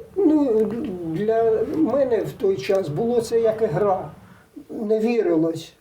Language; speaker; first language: Ukrainian; native; Ukrainian